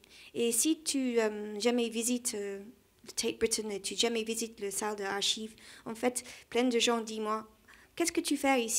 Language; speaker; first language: French; non-native, learner; English